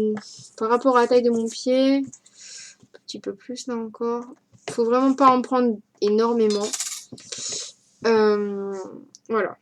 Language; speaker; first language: French; native; French